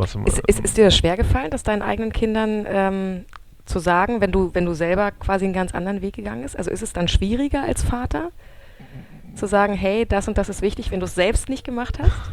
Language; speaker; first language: German; native; German